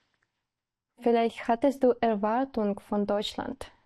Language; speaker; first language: German; non-native, learner; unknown